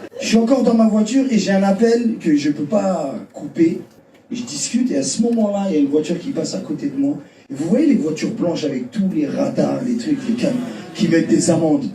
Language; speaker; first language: French; native; French